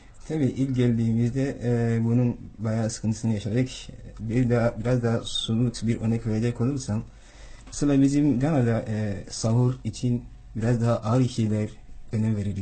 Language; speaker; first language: Turkish; non-native, fluent; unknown